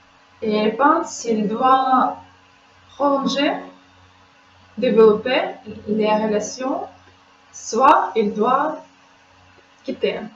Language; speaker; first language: French; non-native, fluent; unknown